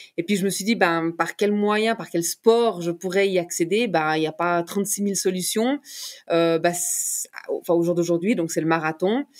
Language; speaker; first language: French; native; French